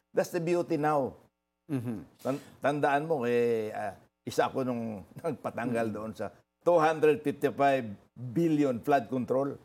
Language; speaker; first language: Filipino; non-native, local second language; Cebuano